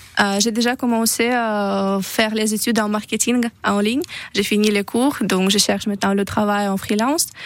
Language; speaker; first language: French; non-native, learner; Russian